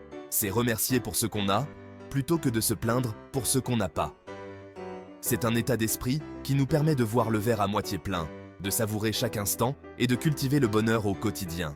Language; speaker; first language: French; native; French